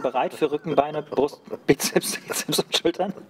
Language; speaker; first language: German; native; German